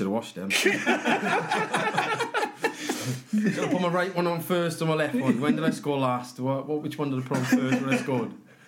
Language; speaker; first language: English; native; English